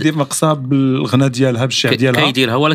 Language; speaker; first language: Arabic; native; Arabic